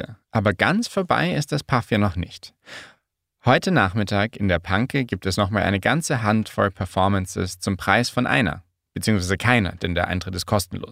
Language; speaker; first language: German; native; German